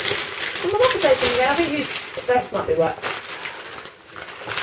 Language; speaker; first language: English; native; English